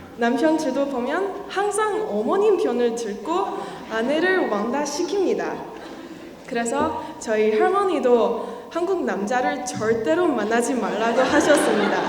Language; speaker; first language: Korean; non-native, learner; Chinese